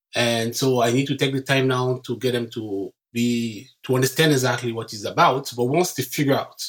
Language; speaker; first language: English; non-native, local second language; French